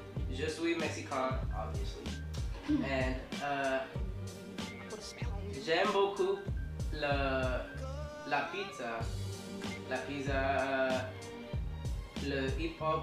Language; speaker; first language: French; non-native, learner; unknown